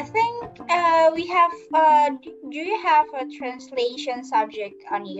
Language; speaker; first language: English; non-native, learner; Indonesian